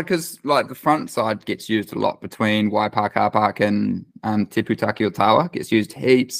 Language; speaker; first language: English; native; English